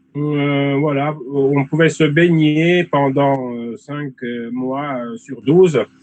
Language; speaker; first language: French; non-native, fluent; Russian